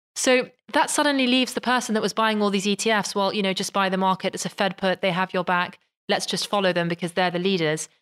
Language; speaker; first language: English; native; English